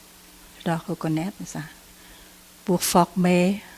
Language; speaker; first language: French; non-native, learner; Vietnamese